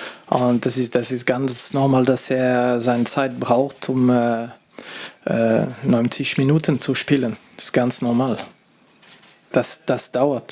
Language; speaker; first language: German; non-native, fluent; French